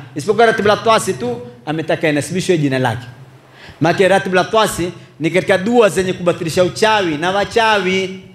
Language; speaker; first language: Swahili; native; Swahili